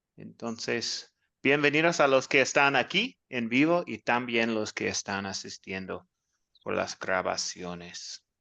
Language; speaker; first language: Spanish; non-native, learner; English